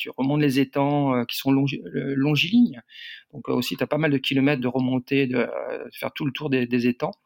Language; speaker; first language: French; native; French